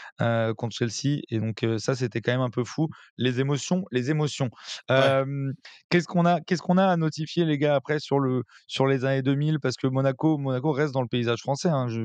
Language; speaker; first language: French; native; French